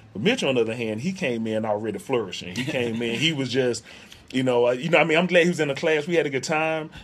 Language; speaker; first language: English; native; English